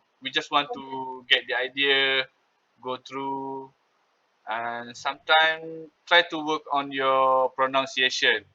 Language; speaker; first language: English; non-native, local second language; Malay